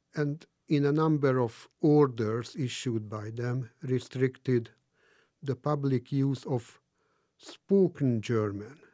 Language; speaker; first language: English; non-native, fluent; Hungarian